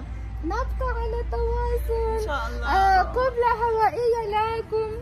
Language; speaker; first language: Arabic; non-native, fluent; Ukrainian